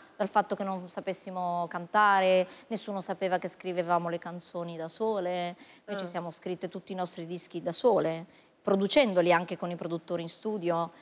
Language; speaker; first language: Italian; native; Italian